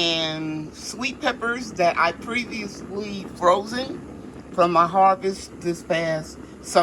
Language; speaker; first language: English; native; English